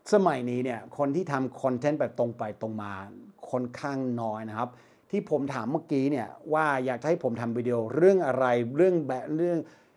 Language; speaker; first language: Thai; non-native, fluent; English